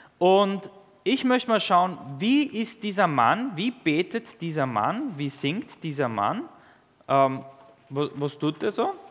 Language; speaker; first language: German; early bilingual, other home language; Italian